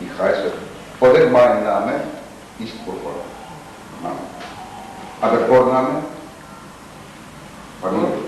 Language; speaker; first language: German; non-native, learner; Russian